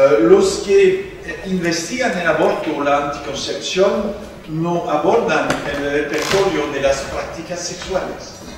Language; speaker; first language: Spanish; non-native, fluent; French